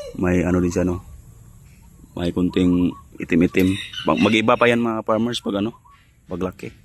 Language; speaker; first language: Filipino; non-native, local second language; Cebuano